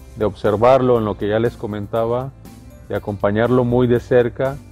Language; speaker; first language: Spanish; native; Spanish